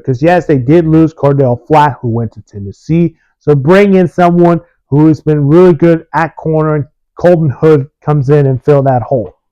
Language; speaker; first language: English; early bilingual, other home language; Spanish